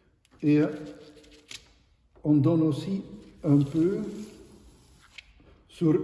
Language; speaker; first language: French; non-native, local second language; Dutch